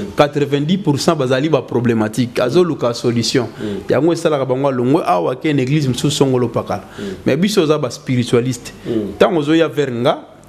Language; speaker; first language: Lingala; non-native, local second language; Kongo